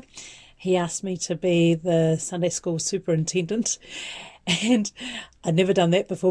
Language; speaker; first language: English; native; English